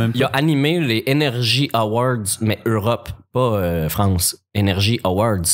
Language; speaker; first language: French; native; French